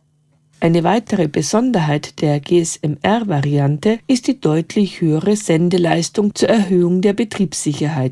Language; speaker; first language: German; native; German